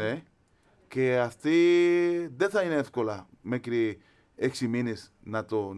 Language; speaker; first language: Greek; non-native, fluent; Spanish